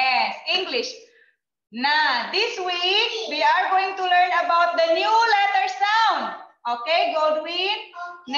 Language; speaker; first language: English; non-native, fluent; Indonesian